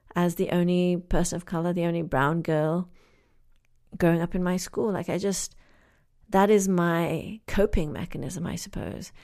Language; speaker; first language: English; native; English